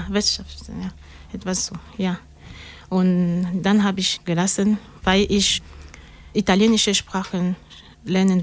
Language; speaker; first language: German; non-native, learner; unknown